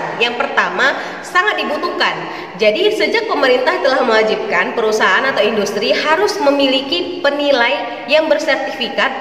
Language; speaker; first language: Indonesian; native; Indonesian